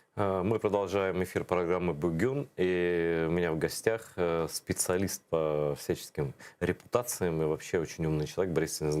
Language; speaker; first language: Russian; native; Russian